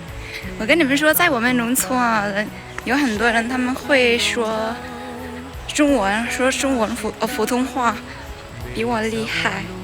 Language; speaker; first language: Chinese; non-native, learner; Vietnamese